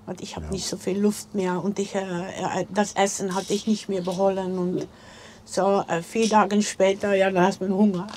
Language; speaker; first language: German; non-native, learner; Dutch